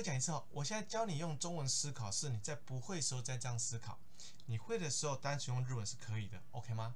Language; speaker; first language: Chinese; native; Chinese